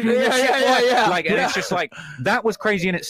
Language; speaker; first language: English; native; English